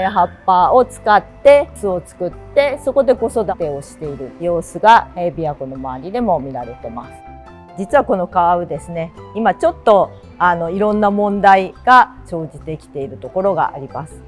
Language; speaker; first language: Japanese; native; Japanese